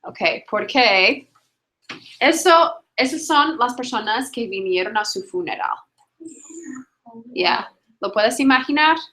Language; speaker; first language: Spanish; non-native, fluent; English